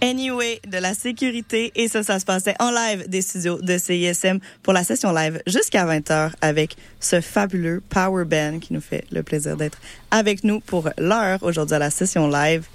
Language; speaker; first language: French; native; French